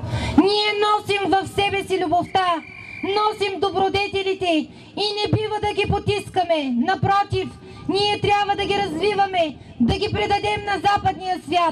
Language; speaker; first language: Bulgarian; native; Bulgarian